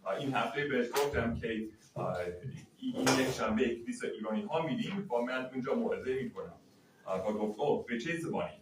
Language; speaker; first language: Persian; non-native, fluent; English